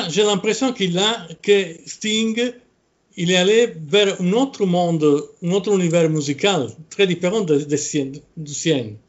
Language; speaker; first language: French; non-native, fluent; Italian